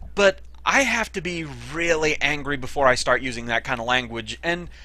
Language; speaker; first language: English; native; English